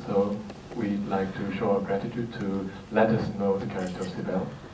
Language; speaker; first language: English; non-native, fluent; Korean